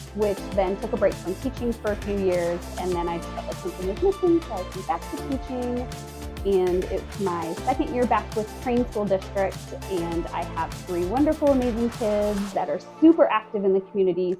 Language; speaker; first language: English; native; English